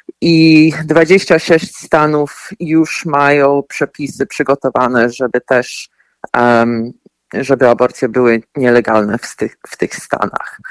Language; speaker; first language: Polish; early bilingual, heritage; Polish